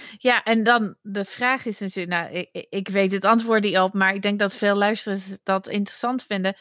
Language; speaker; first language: Dutch; non-native, fluent; English